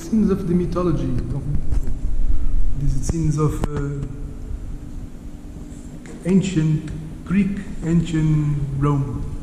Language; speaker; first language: English; non-native, fluent; Portuguese